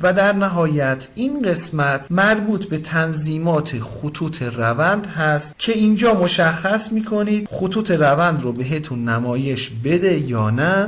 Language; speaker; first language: Persian; native; Persian